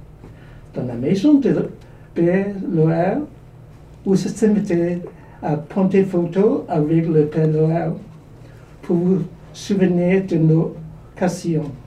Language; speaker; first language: French; non-native, learner; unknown